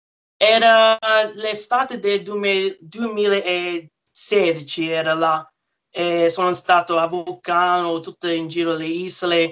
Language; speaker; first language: Italian; early bilingual, heritage; English